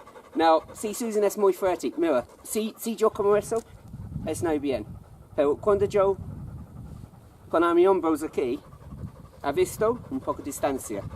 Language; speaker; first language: Spanish; non-native, learner; English